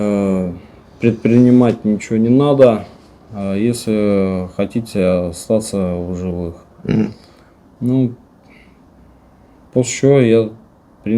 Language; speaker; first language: Russian; native; Russian